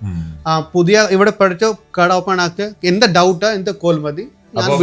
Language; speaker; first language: Malayalam; non-native, learner; Hindi